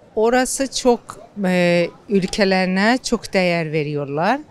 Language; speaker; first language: Turkish; non-native, fluent; Persian